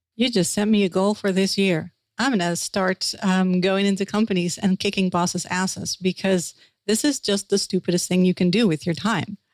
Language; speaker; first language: English; non-native, fluent; Dutch